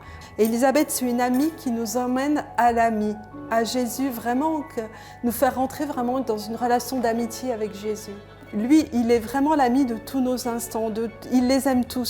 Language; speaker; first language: French; native; French